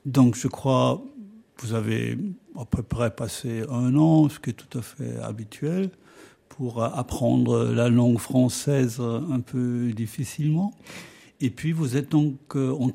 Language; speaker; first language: French; non-native, fluent; German